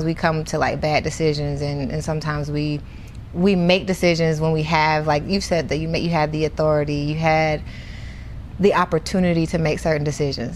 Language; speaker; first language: English; native; English